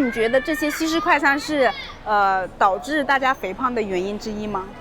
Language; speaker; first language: Chinese; native; Chinese